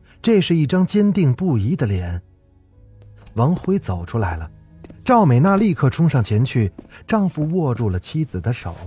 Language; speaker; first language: Chinese; native; Chinese